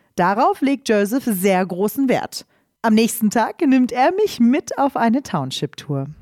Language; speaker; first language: German; native; German